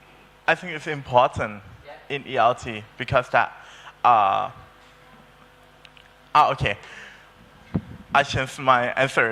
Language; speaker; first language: English; non-native, learner; Thai